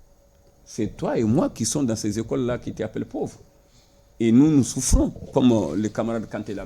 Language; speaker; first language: French; non-native, local second language; Bambara